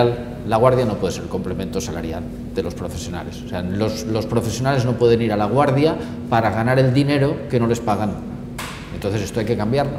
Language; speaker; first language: Spanish; native; Spanish